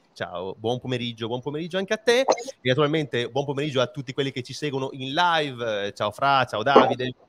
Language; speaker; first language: Italian; native; Italian